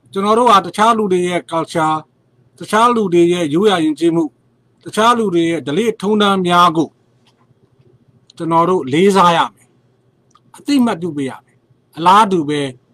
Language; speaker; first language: Burmese; non-native, local second language; Rohingya